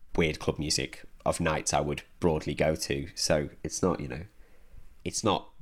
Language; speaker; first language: English; native; English